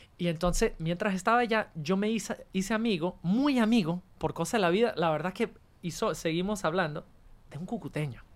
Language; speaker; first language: Spanish; non-native, fluent; English